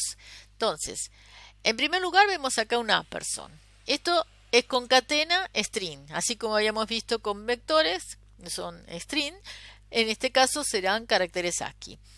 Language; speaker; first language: Spanish; native; Spanish